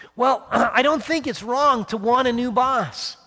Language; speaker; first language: English; native; English